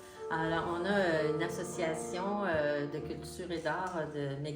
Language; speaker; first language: French; native; French